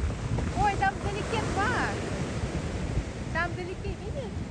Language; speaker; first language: Russian; native; Russian